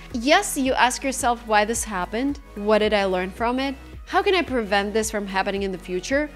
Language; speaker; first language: English; non-native, fluent; Russian